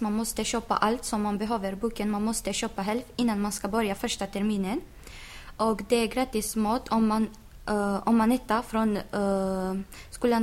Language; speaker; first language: Swedish; non-native, learner; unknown